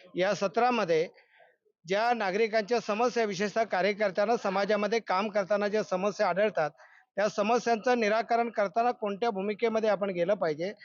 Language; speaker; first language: Marathi; native; Marathi